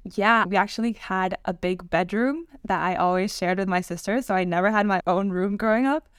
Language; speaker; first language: English; non-native, fluent; Spanish